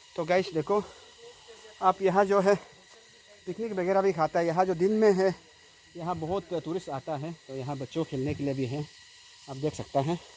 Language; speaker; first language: Hindi; non-native, local second language; Nyishi